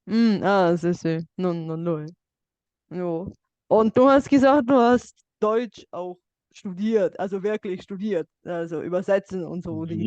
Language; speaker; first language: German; non-native, fluent; Bulgarian